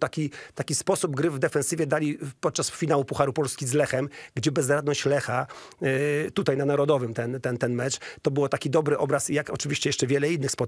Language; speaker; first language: Polish; native; Polish